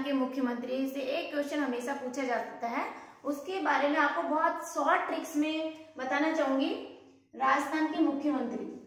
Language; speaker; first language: Hindi; native; Hindi